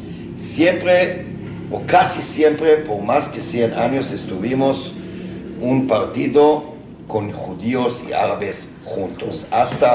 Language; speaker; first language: Spanish; non-native, fluent; Hebrew